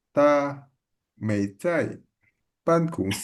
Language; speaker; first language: Chinese; non-native, learner; Indonesian